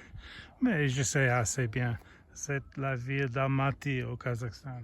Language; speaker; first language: French; non-native, learner; English